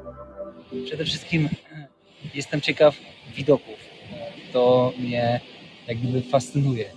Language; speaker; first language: Polish; native; Polish